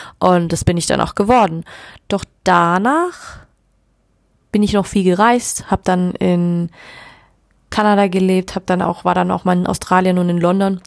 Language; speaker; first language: German; native; German